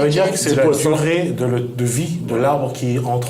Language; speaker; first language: French; native; French